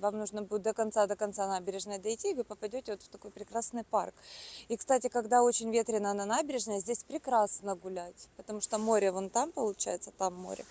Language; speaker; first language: Russian; native; Russian